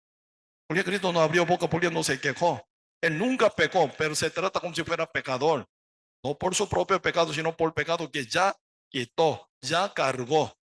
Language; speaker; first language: Spanish; non-native, learner; Korean